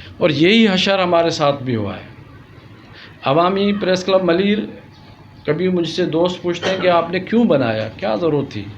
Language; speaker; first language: Urdu; non-native, local second language; Sindhi